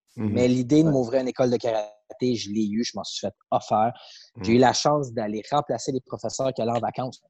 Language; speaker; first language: French; native; French